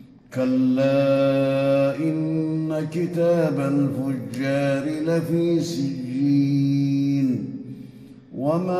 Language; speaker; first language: Arabic; native; Arabic